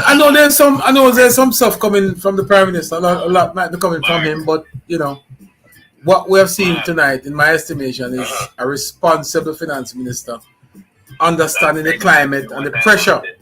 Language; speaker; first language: English; native; English